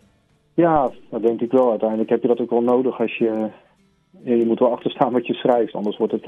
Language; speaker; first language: Dutch; native; Dutch